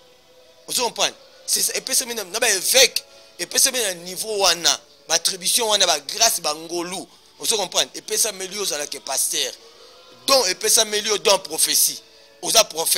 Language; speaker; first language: French; non-native, local second language; Lingala